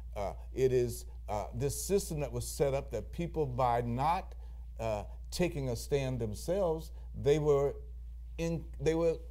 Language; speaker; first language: English; native; English